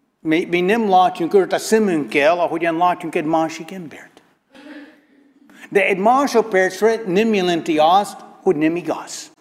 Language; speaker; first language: Hungarian; non-native, learner; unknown